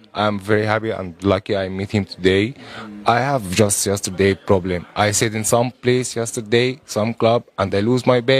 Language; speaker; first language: English; non-native, learner; Arabic